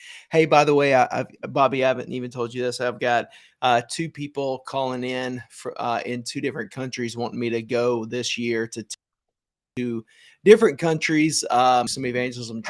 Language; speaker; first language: English; native; English